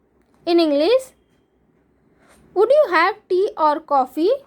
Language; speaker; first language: English; non-native, local second language; Hindi